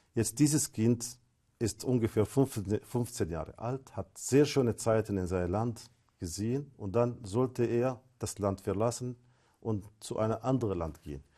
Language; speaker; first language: German; non-native, fluent; Arabic